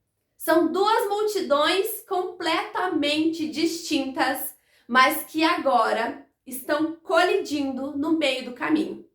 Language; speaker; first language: Portuguese; native; Portuguese